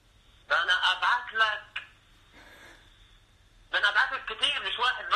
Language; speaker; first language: Arabic; native; Arabic